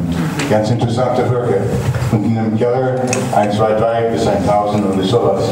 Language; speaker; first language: German; non-native, learner; English